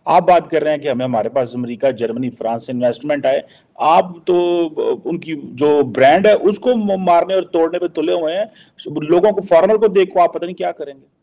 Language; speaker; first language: Urdu; non-native, local second language; Punjabi